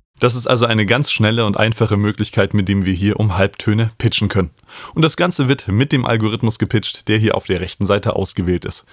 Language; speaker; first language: German; native; German